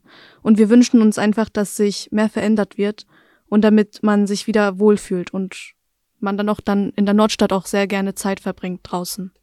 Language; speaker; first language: German; native; German